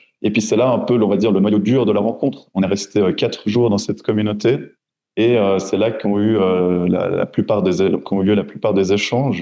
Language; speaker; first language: French; native; French